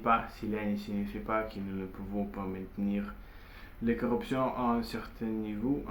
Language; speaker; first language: French; non-native, learner; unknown